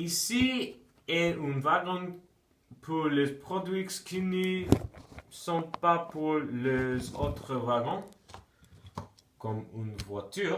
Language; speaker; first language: French; non-native, learner; English